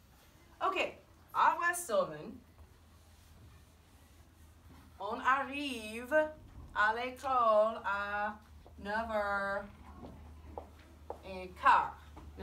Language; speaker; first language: French; non-native, fluent; English